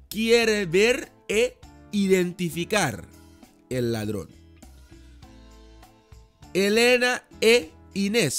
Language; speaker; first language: Spanish; non-native, fluent; Dutch